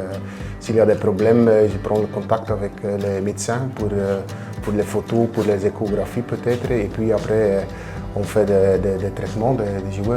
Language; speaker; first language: French; non-native, local second language; Dutch